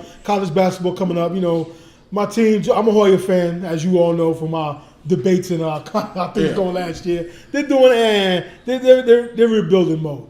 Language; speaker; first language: English; native; English